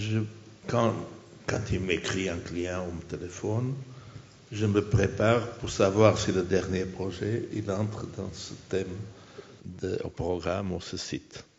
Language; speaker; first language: French; non-native, fluent; Portuguese